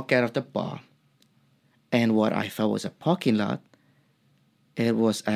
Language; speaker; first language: English; non-native, fluent; Spanish